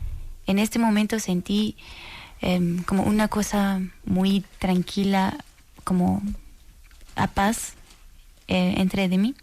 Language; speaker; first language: Spanish; non-native, learner; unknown